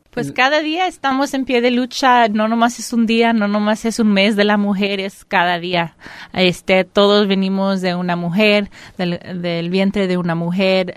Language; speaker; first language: Spanish; early bilingual, heritage; Spanish